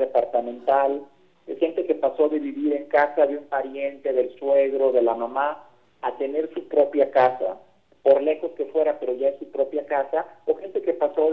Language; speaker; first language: Spanish; native; Spanish